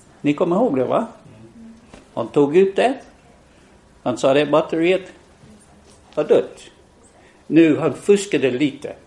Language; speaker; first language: Swedish; non-native, fluent; English